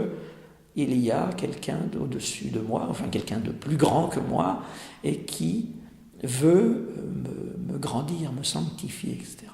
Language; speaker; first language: French; native; French